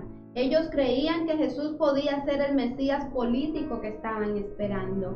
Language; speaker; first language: Spanish; native; Spanish